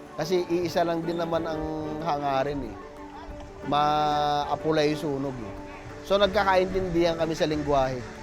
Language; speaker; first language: Filipino; native; Filipino